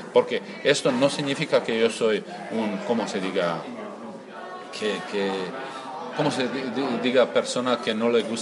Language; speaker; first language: Spanish; non-native, learner; Croatian